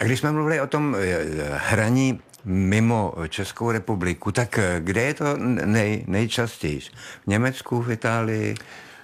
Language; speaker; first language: Czech; native; Czech